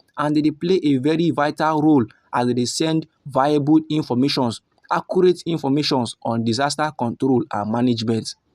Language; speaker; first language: Nigerian Pidgin; native; Nigerian Pidgin